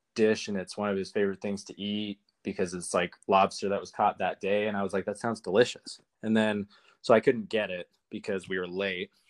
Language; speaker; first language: English; native; English